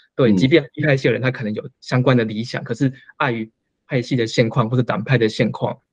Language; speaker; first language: Chinese; native; Chinese